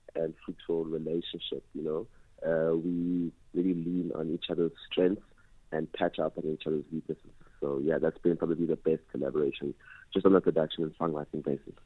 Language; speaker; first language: English; non-native, local second language; Xhosa